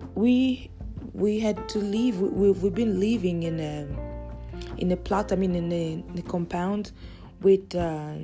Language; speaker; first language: English; early bilingual, other home language; Lingala